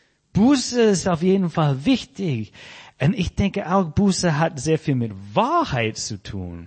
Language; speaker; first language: German; non-native, fluent; English